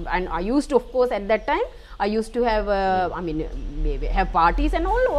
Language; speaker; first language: English; non-native, local second language; Sinhala